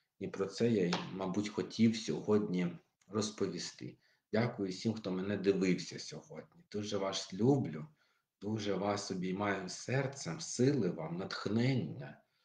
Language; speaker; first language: Ukrainian; non-native, local second language; Russian